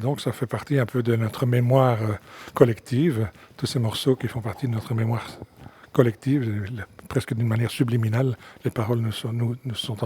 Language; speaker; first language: French; native; French